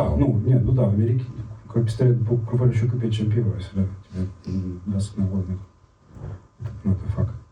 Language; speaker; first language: Russian; native; Russian